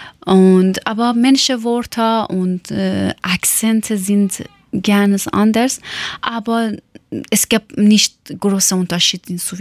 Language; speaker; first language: German; non-native, learner; Persian